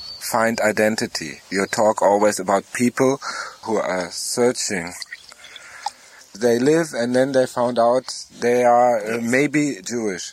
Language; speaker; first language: English; non-native, fluent; German